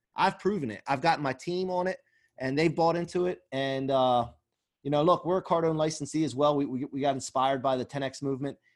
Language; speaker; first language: English; native; English